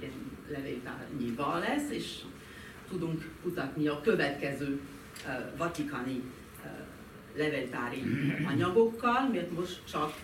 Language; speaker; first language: Hungarian; non-native, fluent; French